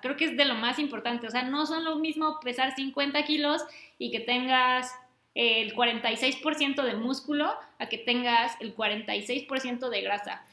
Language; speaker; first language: Spanish; native; Spanish